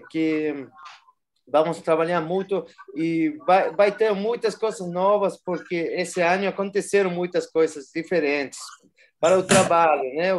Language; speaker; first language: Portuguese; non-native, fluent; Spanish